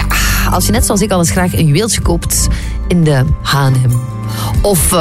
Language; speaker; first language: Dutch; native; Dutch